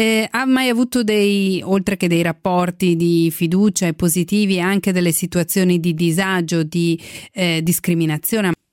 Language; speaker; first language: Italian; native; Italian